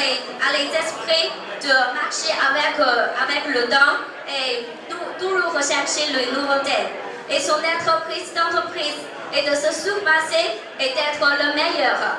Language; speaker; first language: French; non-native, learner; Chinese